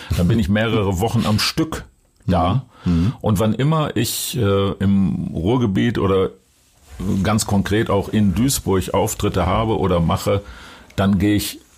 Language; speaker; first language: German; native; German